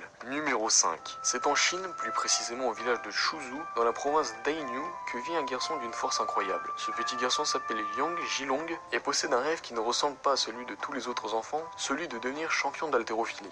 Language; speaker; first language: French; native; French